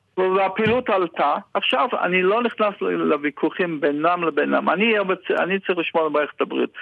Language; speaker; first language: Hebrew; non-native, fluent; Yiddish